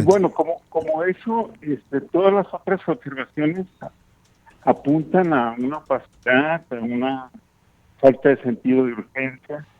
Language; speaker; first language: Spanish; native; Spanish